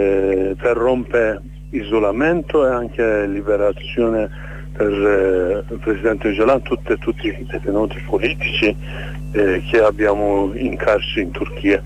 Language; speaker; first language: Italian; non-native, fluent; Kurdish